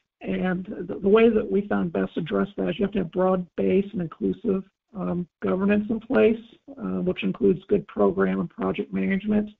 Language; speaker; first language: English; native; English